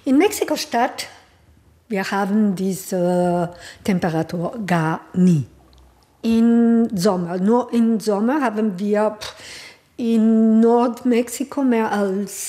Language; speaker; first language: German; non-native, learner; Spanish